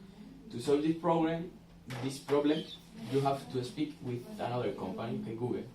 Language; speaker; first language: English; non-native, learner; Spanish